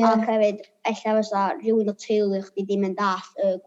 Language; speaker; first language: Welsh; native; Welsh